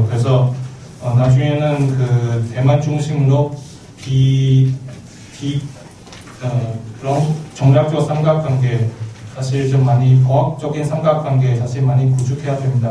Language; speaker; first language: Korean; non-native, learner; Chinese